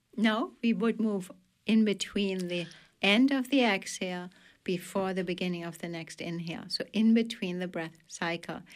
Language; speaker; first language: English; non-native, fluent; German